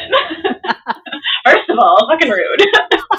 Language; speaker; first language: English; native; English